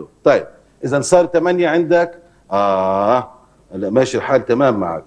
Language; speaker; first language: Arabic; native; Arabic